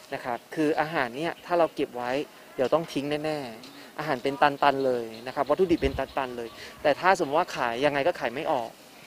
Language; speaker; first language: Thai; non-native, fluent; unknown